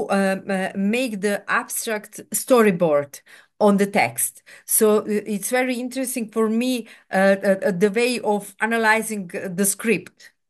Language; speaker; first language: English; non-native, fluent; Serbian